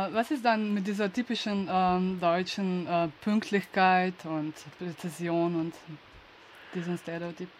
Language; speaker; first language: German; non-native, learner; Slovenian